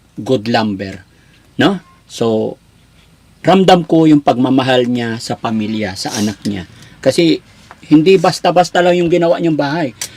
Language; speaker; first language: Filipino; native; Filipino